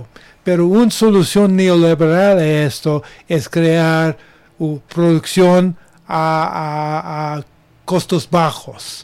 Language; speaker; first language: Spanish; non-native, learner; English